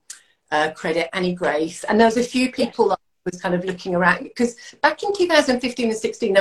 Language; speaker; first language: English; native; English